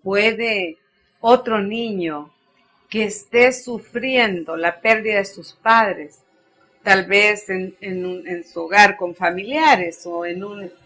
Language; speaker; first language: Spanish; native; Spanish